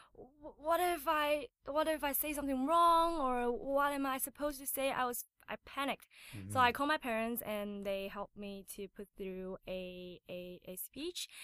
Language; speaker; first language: English; non-native, fluent; Chinese